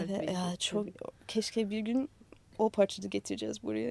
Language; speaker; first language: Turkish; non-native, fluent; English